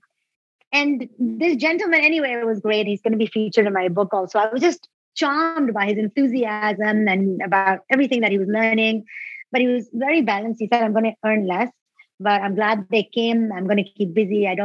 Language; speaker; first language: English; non-native, local second language; Urdu